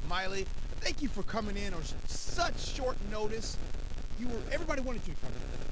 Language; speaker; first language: English; native; English